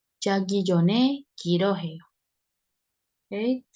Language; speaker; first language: Korean; non-native, fluent; Indonesian